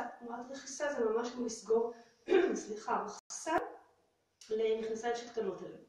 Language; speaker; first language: Hebrew; native; Hebrew